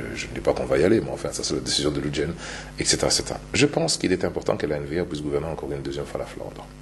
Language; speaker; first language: French; non-native, local second language; Luba-Lulua